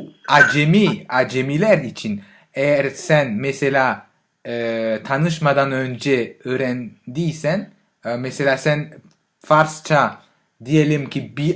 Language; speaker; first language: Turkish; non-native, learner; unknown